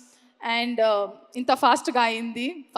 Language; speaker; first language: Telugu; non-native, learner; Kannada